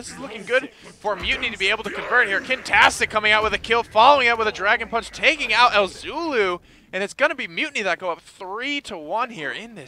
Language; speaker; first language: English; native; English